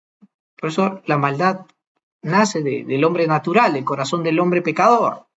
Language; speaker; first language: Spanish; native; Spanish